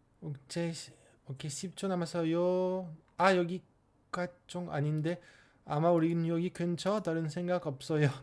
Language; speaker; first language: Korean; non-native, learner; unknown